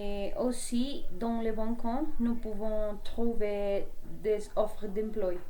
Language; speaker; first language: French; non-native, learner; Spanish